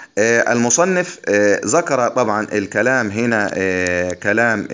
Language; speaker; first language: Arabic; native; Arabic